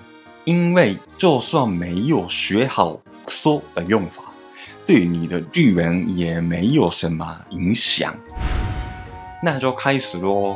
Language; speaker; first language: Chinese; non-native, fluent; Japanese